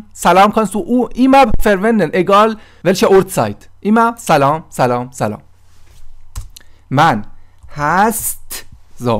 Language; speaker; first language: German; non-native, fluent; Persian